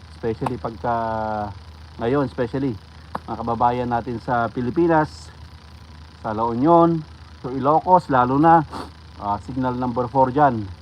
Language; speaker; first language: Filipino; non-native, local second language; Iloko